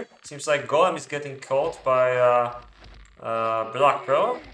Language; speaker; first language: English; non-native, fluent; Polish